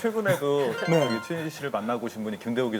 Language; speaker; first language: Korean; native; Korean